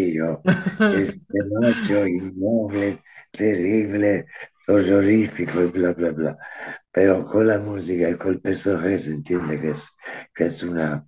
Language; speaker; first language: Spanish; non-native, fluent; Italian